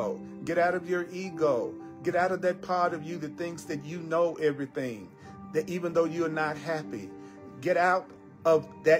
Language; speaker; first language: English; native; English